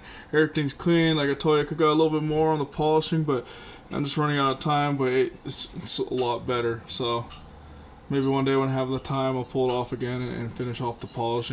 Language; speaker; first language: English; native; English